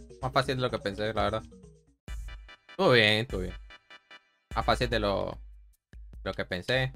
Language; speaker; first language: Spanish; native; Spanish